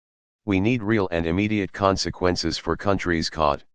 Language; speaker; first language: English; native; English